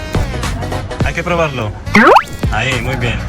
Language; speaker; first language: Spanish; non-native, fluent; Filipino